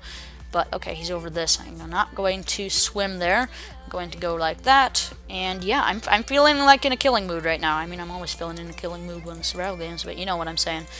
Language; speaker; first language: English; native; English